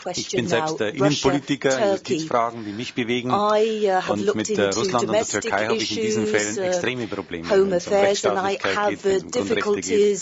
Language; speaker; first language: German; native; German